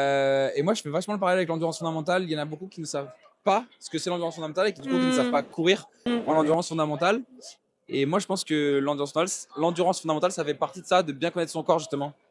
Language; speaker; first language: French; native; French